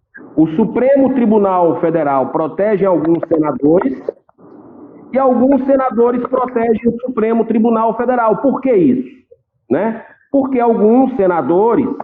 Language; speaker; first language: Portuguese; native; Portuguese